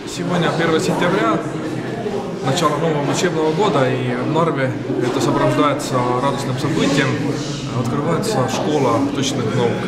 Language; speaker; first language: Russian; non-native, local second language; Estonian